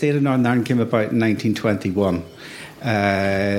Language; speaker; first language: English; native; English